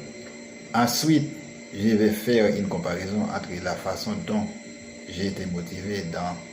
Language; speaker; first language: French; non-native, learner; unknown